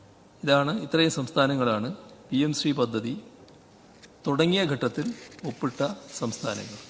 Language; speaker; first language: Malayalam; native; Malayalam